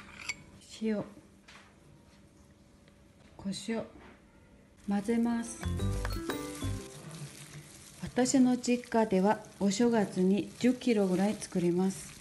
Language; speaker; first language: Japanese; non-native, fluent; Mongolian